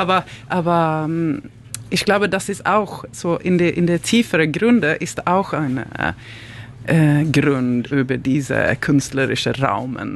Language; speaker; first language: German; non-native, learner; Swedish